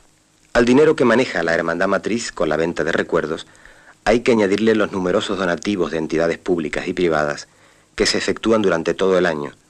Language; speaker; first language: Spanish; native; Spanish